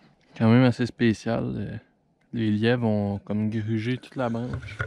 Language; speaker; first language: French; native; French